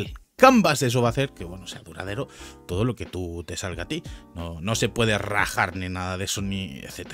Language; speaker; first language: Spanish; native; Spanish